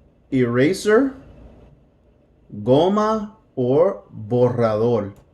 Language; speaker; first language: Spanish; non-native, fluent; English